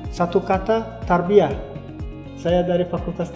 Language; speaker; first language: Indonesian; non-native, fluent; Turkmen